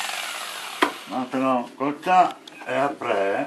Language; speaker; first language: French; non-native, learner; Italian